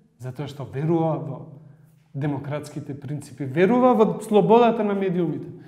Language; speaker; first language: Macedonian; non-native, local second language; Albanian